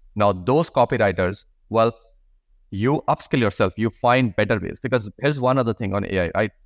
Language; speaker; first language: English; non-native, local second language; Hindi